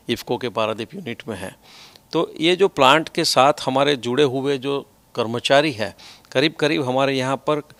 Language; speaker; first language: Hindi; non-native, local second language; Gujarati